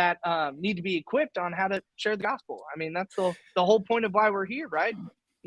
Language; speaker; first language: English; native; English